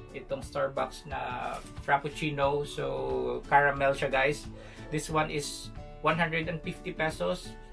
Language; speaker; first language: Filipino; non-native, local second language; Hiligaynon